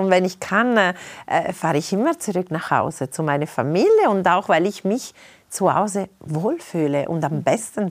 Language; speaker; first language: German; non-native, local second language; Italian